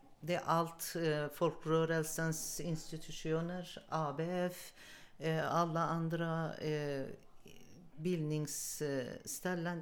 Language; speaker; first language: Swedish; non-native, learner; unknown